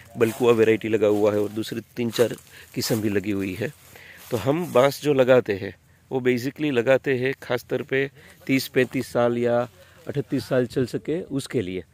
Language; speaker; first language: Hindi; non-native, local second language; Gujarati